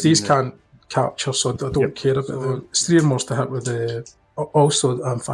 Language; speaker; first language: English; native; English